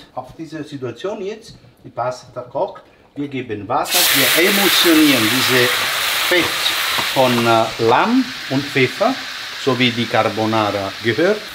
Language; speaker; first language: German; non-native, learner; Italian